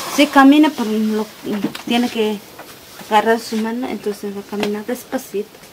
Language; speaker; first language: Spanish; non-native, local second language; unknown